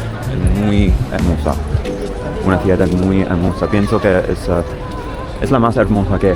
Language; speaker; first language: Spanish; non-native, learner; English